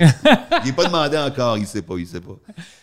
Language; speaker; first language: French; native; French